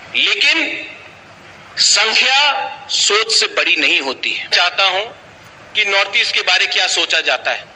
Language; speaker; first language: Hindi; non-native, local second language; Kok Borok